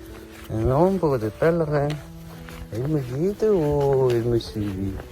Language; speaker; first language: French; non-native, learner; Korean